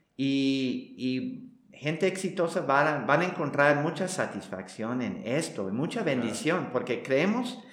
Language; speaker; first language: Spanish; non-native, fluent; English